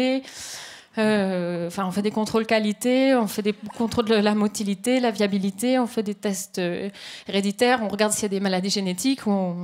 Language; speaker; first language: French; native; French